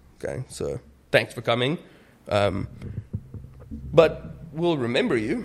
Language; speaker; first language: English; non-native, local second language; Afrikaans